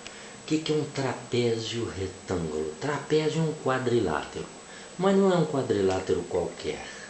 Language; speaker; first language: Portuguese; native; Portuguese